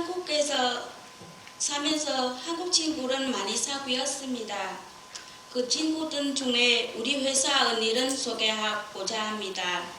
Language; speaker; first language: Korean; non-native, learner; Vietnamese